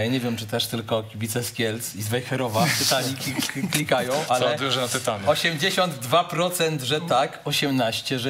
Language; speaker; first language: Polish; native; Polish